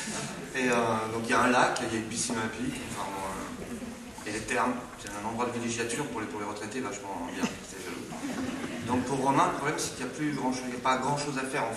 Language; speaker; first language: French; native; French